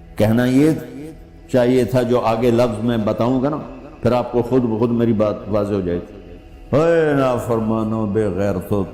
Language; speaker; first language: Urdu; non-native, local second language; Punjabi